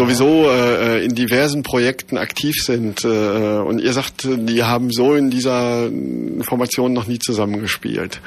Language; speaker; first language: German; native; German